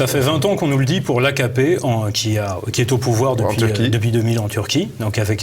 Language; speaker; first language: French; native; French